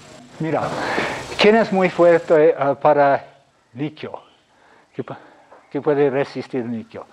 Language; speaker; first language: Spanish; non-native, fluent; English